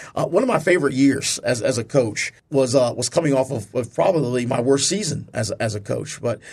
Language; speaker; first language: English; native; English